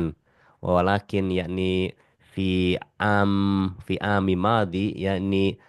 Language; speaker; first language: Arabic; non-native, learner; Indonesian